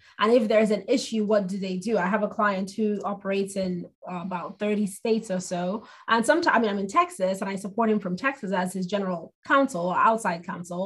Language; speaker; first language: English; non-native, local second language; Igbo